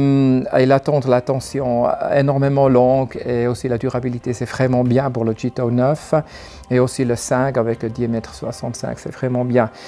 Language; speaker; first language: French; non-native, learner; German